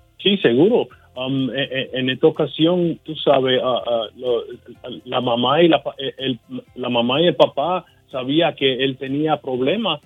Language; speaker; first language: Spanish; early bilingual, heritage; Spanish